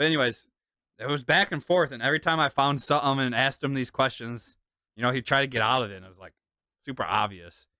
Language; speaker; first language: English; native; English